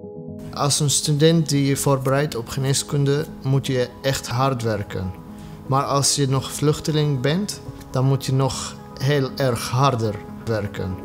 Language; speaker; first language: Dutch; non-native, fluent; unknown